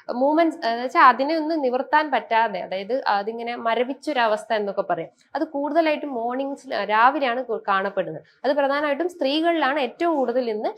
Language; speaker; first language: Malayalam; native; Malayalam